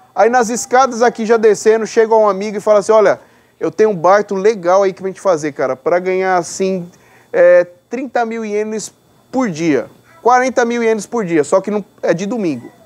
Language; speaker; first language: Portuguese; native; Portuguese